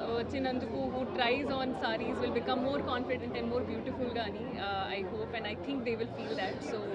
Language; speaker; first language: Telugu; non-native, learner; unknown